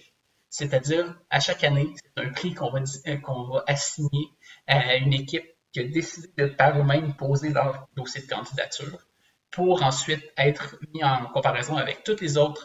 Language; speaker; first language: French; native; French